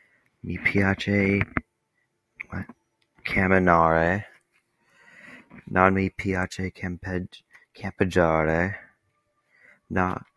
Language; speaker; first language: Italian; non-native, learner; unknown